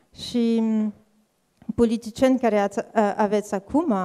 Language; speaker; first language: Romanian; non-native, fluent; French